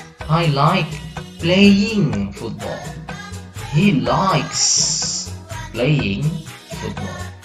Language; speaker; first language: English; non-native, fluent; Indonesian